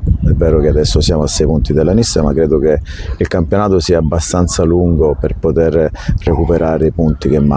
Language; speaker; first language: Italian; native; Italian